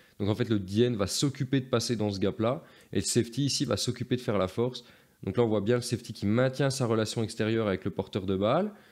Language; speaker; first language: French; native; French